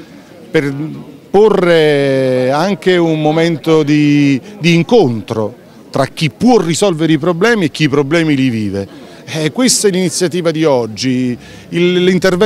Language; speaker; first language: Italian; native; Italian